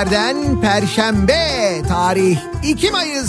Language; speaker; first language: Turkish; native; Turkish